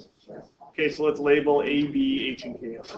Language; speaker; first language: English; native; English